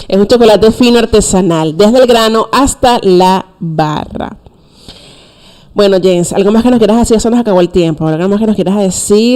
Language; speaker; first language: Spanish; native; Spanish